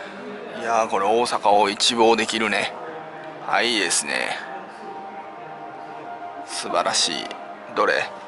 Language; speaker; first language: Japanese; native; Japanese